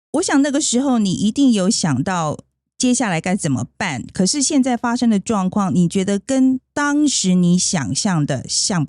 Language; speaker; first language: Chinese; native; Chinese